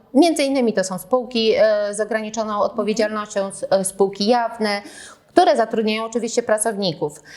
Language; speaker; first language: Polish; native; Polish